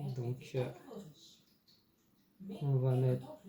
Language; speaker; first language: French; native; French